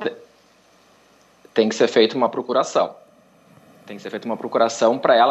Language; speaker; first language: Portuguese; native; Portuguese